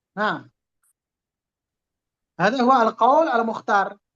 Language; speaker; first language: Arabic; non-native, fluent; Indonesian